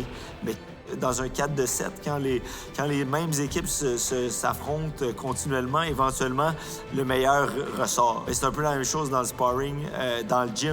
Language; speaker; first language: French; native; French